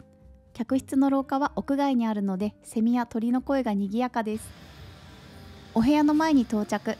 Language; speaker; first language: Japanese; native; Japanese